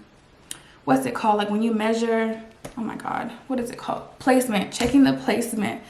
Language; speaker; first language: English; native; English